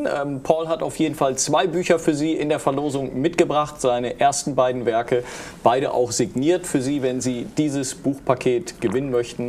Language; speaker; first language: German; native; German